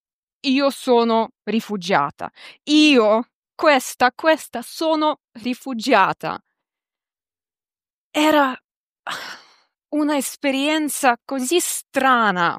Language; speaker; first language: Italian; non-native, fluent; Ukrainian